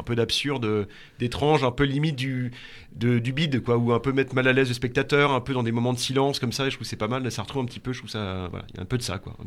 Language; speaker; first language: French; native; French